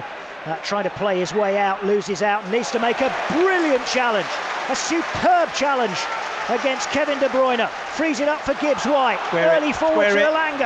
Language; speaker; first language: English; native; English